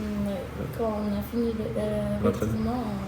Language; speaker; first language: French; non-native, learner; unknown